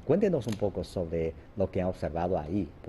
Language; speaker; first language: Spanish; non-native, fluent; Chinese